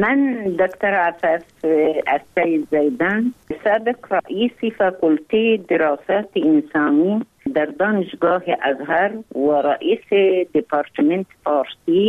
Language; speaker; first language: Persian; non-native, fluent; Arabic